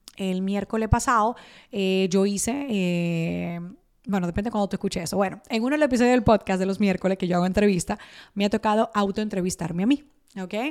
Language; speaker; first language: Spanish; early bilingual, other home language; Italian